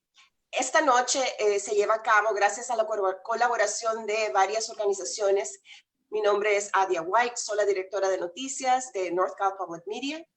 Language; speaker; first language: Spanish; native; Spanish